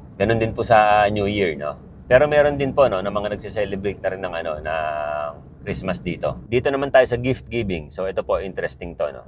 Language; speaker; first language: Filipino; native; Filipino